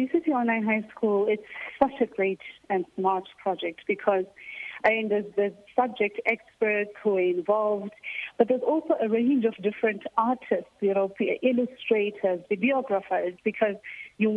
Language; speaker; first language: English; non-native, local second language; Xhosa